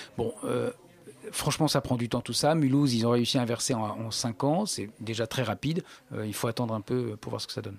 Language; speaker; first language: French; native; French